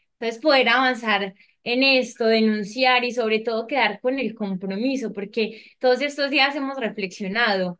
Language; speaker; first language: Spanish; native; Spanish